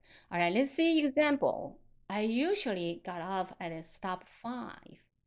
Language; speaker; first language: English; non-native, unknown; Chinese